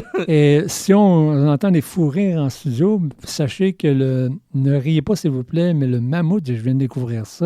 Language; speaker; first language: French; native; French